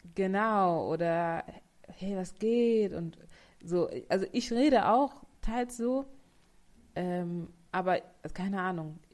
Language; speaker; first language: German; native; German